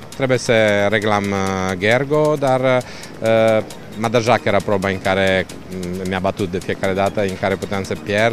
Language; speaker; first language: Romanian; non-native, fluent; Italian